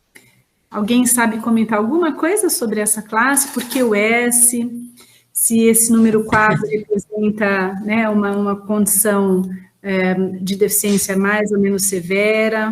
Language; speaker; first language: Portuguese; native; Portuguese